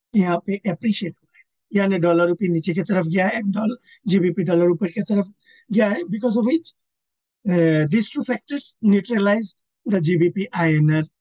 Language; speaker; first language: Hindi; non-native, local second language; Assamese